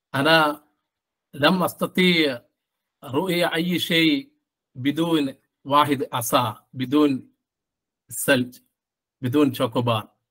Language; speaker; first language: Arabic; non-native, learner; Malayalam